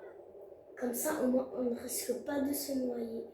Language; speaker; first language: French; native; French